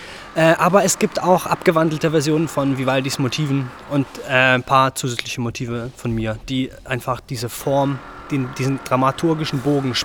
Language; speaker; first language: German; native; German